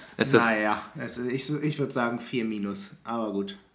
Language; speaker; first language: German; native; German